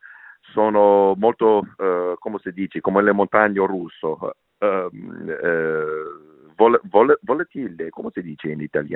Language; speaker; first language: Italian; non-native, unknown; English